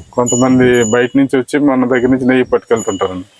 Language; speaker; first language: Telugu; native; Telugu